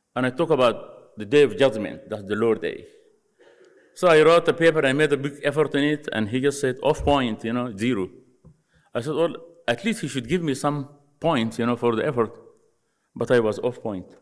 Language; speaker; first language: English; non-native, fluent; Arabic